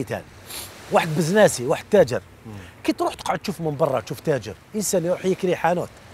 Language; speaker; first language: Arabic; native; Arabic